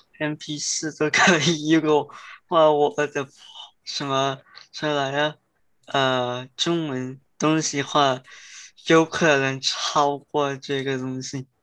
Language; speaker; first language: Chinese; early bilingual, heritage; Chinese